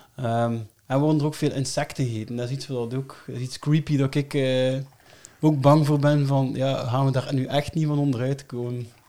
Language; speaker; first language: Dutch; native; Dutch